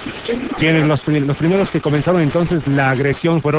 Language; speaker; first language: Spanish; native; Spanish